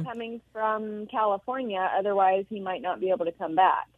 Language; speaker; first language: English; native; English